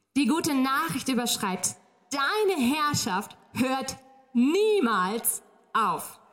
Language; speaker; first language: German; native; German